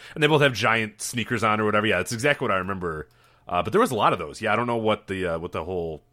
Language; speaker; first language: English; native; English